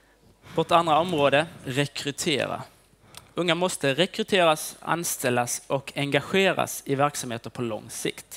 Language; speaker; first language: Swedish; native; Swedish